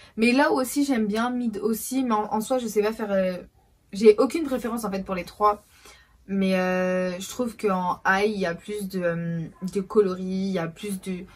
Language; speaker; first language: French; early bilingual, other home language; Portuguese